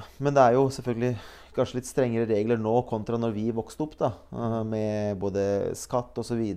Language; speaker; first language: Norwegian; early bilingual, other home language; Bosnian